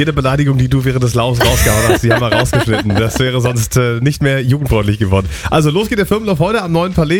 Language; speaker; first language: German; native; German